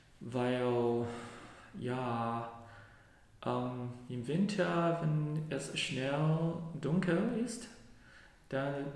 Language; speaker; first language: German; non-native, learner; Cantonese